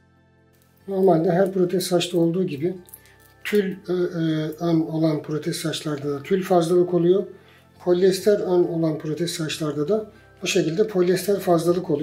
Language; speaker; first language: Turkish; native; Turkish